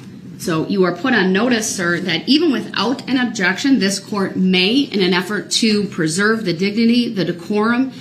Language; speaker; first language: English; native; English